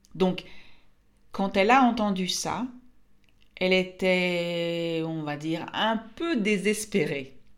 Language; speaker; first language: French; native; French